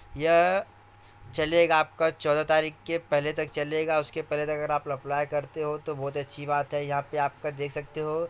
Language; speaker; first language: Hindi; native; Hindi